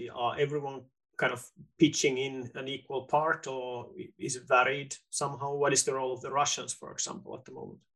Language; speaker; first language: English; non-native, fluent; Finnish